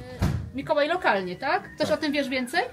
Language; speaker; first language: Polish; native; Polish